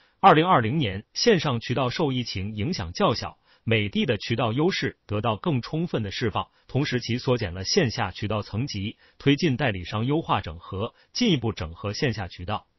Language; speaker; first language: Chinese; native; Chinese